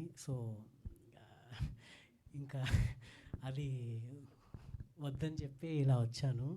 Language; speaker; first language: Telugu; native; Telugu